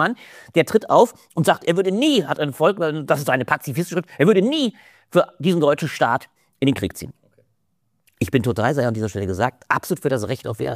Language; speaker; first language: German; native; German